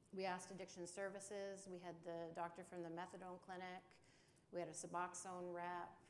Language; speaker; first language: English; native; English